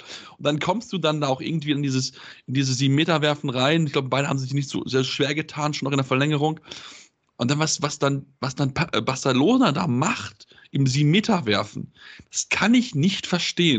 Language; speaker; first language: German; native; German